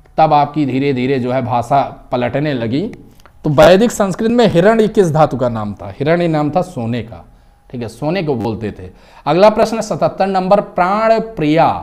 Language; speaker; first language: Hindi; native; Hindi